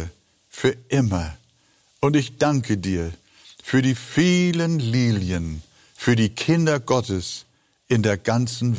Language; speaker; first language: German; native; German